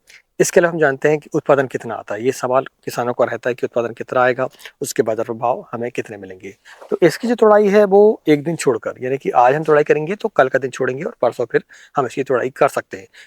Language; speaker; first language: Hindi; native; Hindi